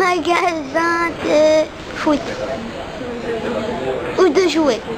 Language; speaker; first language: French; native; French